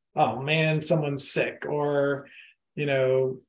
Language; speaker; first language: English; native; English